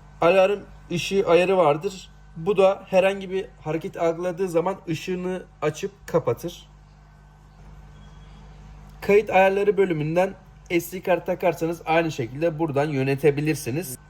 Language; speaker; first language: Turkish; native; Turkish